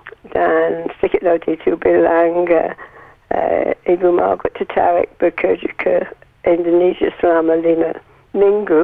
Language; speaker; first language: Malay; non-native, learner; English